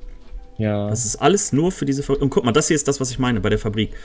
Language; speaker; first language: German; native; German